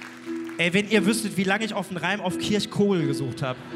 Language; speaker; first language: German; native; German